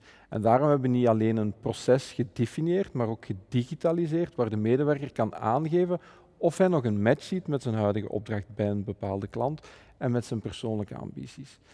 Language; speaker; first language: Dutch; native; Dutch